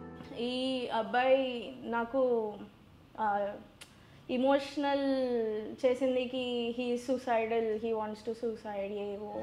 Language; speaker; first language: Telugu; non-native, learner; Gujarati